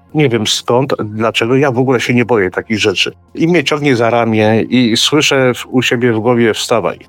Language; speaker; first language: Polish; early bilingual, heritage; Polish